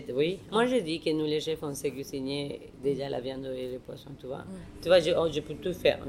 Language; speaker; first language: French; non-native, fluent; Spanish